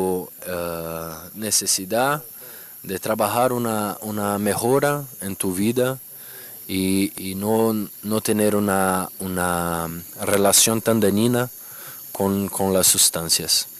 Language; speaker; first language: Spanish; non-native, fluent; Portuguese